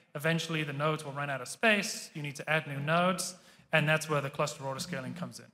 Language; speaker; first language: English; native; English